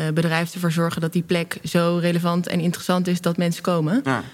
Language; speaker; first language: Dutch; native; Dutch